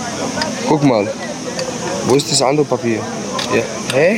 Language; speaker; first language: German; non-native, learner; Arabic